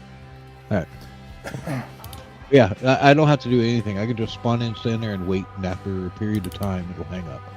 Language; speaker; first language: English; native; English